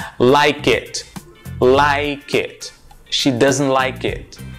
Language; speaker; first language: English; non-native, fluent; Portuguese